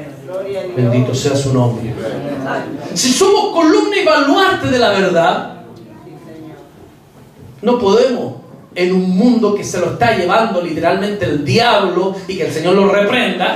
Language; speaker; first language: Spanish; native; Spanish